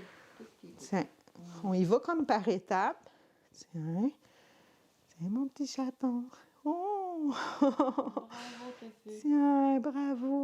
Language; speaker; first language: French; native; French